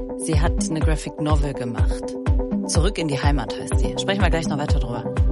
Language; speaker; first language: German; native; German